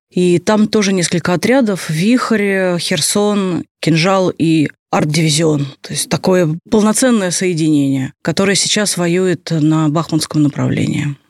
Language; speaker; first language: Russian; native; Russian